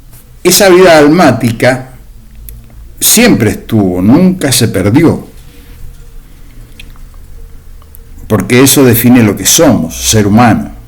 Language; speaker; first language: Spanish; native; Spanish